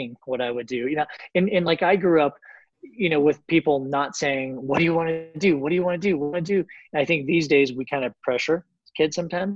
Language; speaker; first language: English; native; English